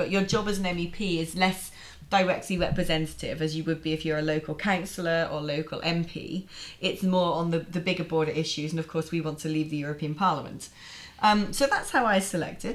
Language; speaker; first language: English; native; English